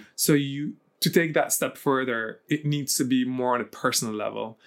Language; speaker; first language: English; early bilingual, heritage; Arabic